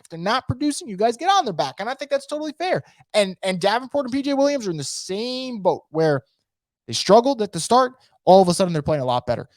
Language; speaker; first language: English; native; English